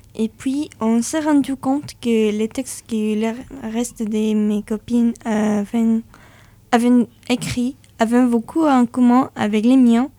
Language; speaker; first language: French; non-native, fluent; Spanish